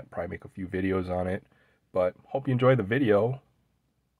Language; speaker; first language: English; native; English